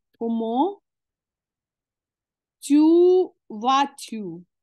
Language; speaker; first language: French; non-native, fluent; Hindi